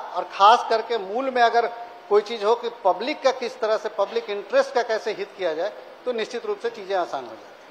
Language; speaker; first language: Hindi; native; Hindi